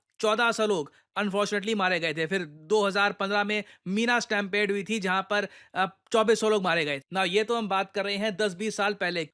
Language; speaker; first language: Hindi; native; Hindi